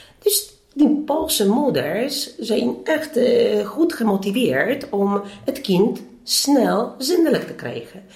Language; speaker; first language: Dutch; non-native, fluent; Polish